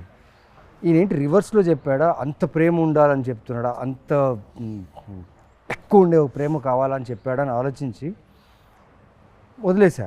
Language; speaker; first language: Telugu; native; Telugu